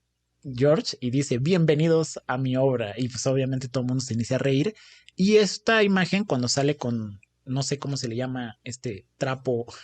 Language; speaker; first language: Spanish; native; Spanish